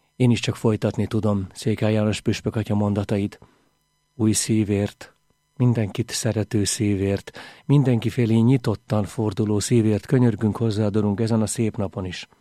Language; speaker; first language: Hungarian; native; Hungarian